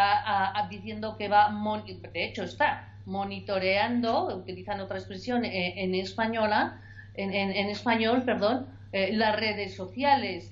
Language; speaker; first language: Spanish; native; Spanish